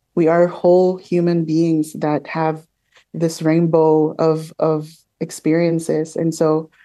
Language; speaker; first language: English; non-native, local second language; Filipino